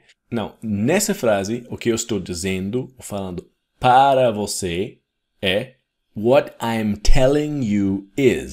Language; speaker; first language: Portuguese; non-native, fluent; English